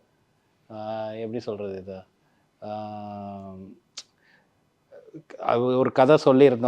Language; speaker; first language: Tamil; native; Tamil